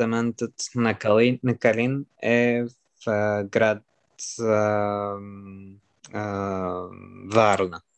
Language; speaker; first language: Bulgarian; non-native, learner; French